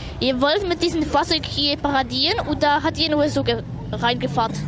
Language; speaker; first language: German; non-native, learner; Polish